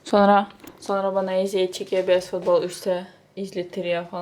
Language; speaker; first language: Turkish; non-native, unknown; Russian